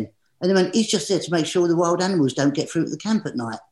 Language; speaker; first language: English; native; English